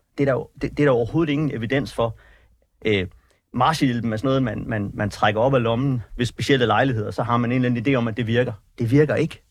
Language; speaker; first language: Danish; native; Danish